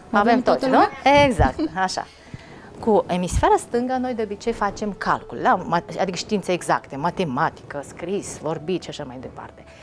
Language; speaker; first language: Romanian; non-native, fluent; Mongolian